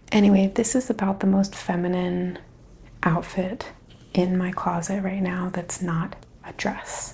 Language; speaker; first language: English; native; English